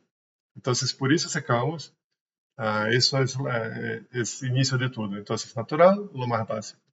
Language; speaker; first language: Spanish; non-native, learner; Portuguese